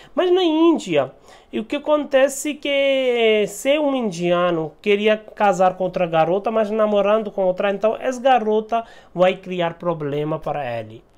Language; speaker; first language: Portuguese; non-native, learner; Hindi